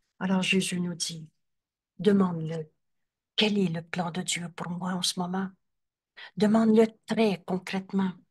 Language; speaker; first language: French; native; French